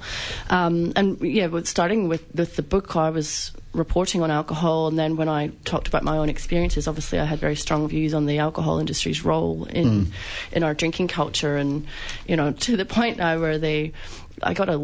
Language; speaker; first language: English; native; English